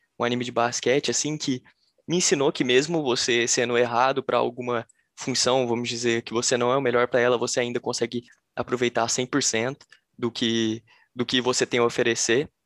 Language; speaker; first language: Portuguese; native; Portuguese